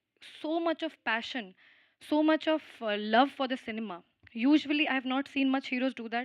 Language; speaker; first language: Telugu; non-native, fluent; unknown